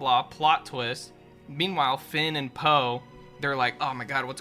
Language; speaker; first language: English; native; English